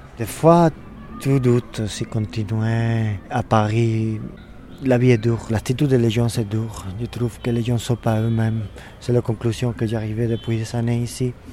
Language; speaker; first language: French; non-native, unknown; Spanish